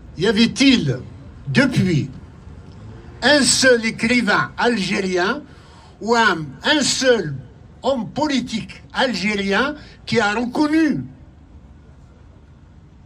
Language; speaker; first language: French; non-native, local second language; Kabyle